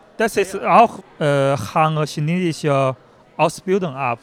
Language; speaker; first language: German; non-native, learner; Chinese